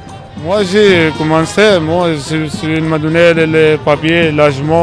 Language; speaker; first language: French; non-native, learner; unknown